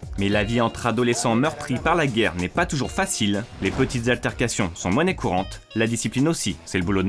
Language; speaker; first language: French; native; French